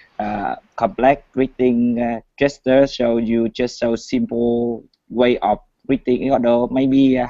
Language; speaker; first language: English; non-native, learner; Vietnamese